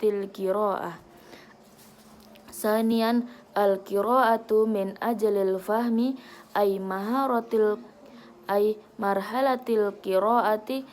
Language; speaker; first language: Arabic; non-native, learner; Indonesian